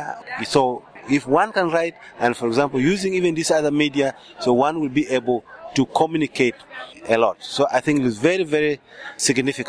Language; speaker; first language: English; non-native, local second language; Acoli